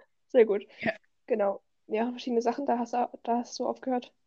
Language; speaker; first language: German; native; German